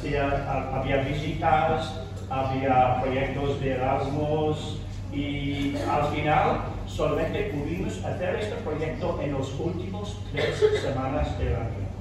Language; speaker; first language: Spanish; non-native, fluent; English